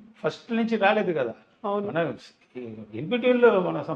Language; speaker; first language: Telugu; non-native, learner; Tamil